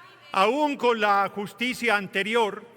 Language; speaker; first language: Spanish; native; Spanish